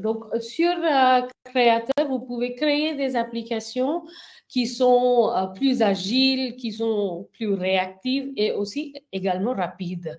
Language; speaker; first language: French; non-native, fluent; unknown